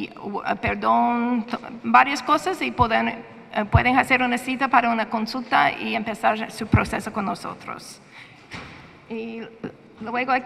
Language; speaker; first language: Spanish; non-native, fluent; English